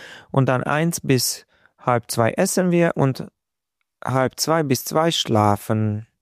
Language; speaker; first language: German; non-native, fluent; Hungarian